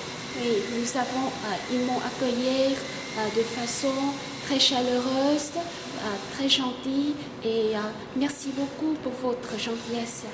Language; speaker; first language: French; non-native, fluent; Vietnamese